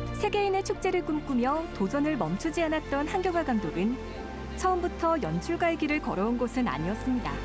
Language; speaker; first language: Korean; native; Korean